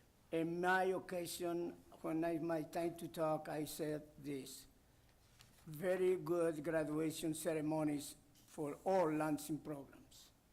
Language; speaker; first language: English; non-native, fluent; Spanish